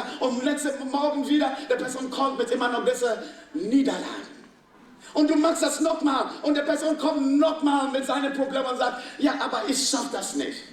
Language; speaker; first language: German; non-native, fluent; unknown